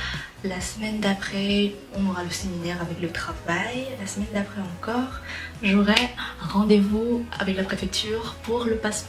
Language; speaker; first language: French; non-native, fluent; Vietnamese